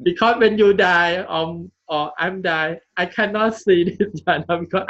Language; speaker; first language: English; non-native, learner; Thai